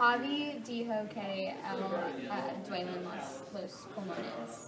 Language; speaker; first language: Spanish; non-native, learner; English